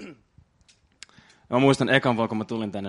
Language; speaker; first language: Finnish; native; Finnish